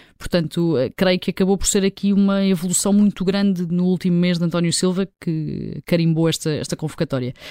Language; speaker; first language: Portuguese; native; Portuguese